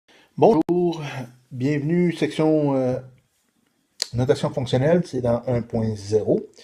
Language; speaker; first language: French; native; French